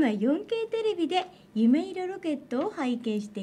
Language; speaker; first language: Japanese; native; Japanese